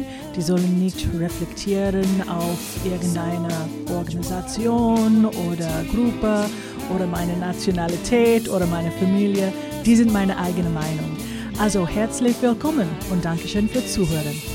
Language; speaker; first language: German; non-native, fluent; English